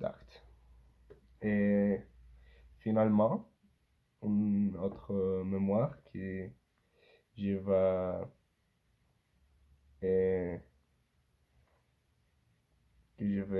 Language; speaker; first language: French; non-native, learner; Spanish